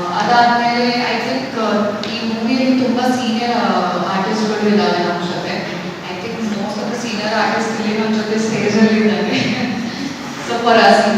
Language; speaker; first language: Kannada; non-native, fluent; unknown